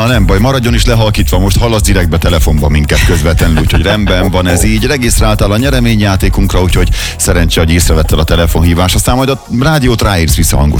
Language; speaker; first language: Hungarian; native; Hungarian